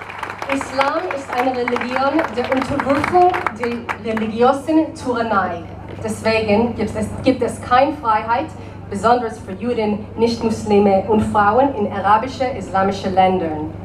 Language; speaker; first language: German; non-native, learner; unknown